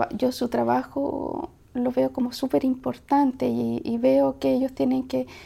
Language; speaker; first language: Spanish; native; Spanish